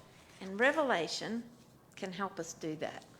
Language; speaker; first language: English; native; English